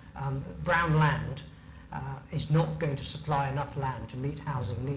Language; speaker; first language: English; native; English